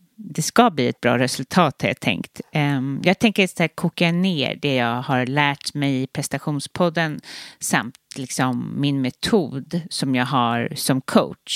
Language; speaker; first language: Swedish; native; Swedish